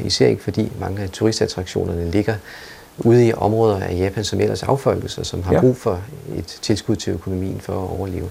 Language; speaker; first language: Danish; native; Danish